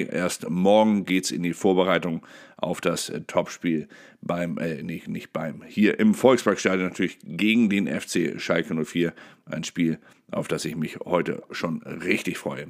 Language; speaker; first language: German; native; German